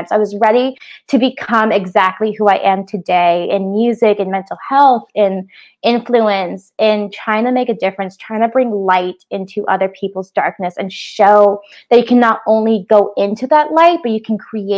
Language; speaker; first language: English; native; English